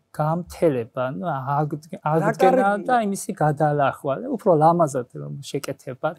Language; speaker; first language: Georgian; non-native, fluent; Japanese